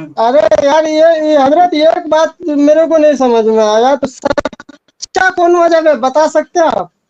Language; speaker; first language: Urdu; native; Urdu